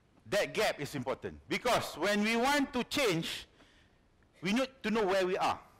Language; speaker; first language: English; non-native, local second language; Malay